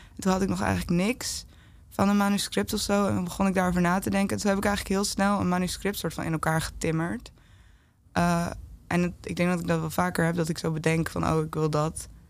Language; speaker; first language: Dutch; native; Dutch